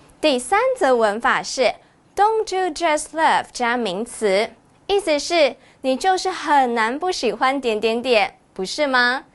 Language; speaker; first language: Chinese; native; Chinese